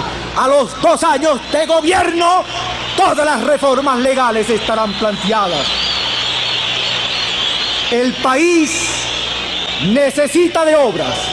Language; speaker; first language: Spanish; native; Spanish